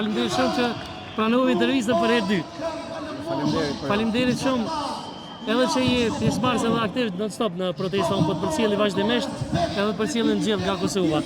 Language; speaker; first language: Albanian; native; Albanian